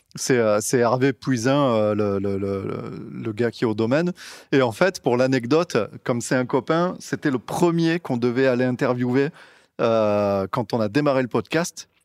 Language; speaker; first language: French; native; French